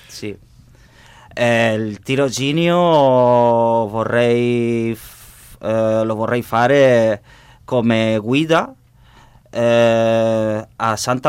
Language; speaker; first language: Italian; non-native, learner; Spanish